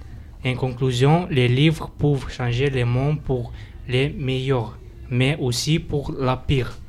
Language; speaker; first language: French; non-native, learner; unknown